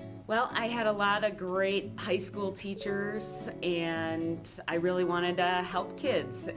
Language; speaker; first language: English; native; English